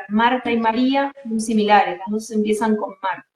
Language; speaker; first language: Spanish; native; Spanish